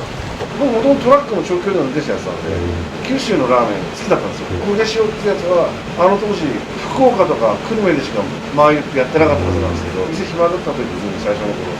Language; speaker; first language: Japanese; native; Japanese